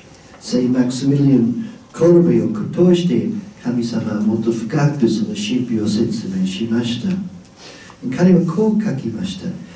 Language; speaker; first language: Japanese; non-native, fluent; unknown